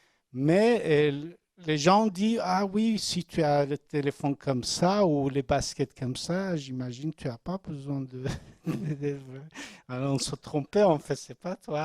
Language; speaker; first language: French; non-native, learner; Persian